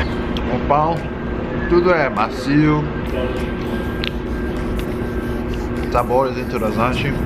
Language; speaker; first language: Portuguese; non-native, learner; Korean